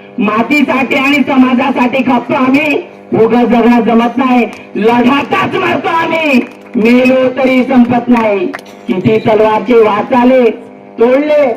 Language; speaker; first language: Marathi; non-native, local second language; Lambadi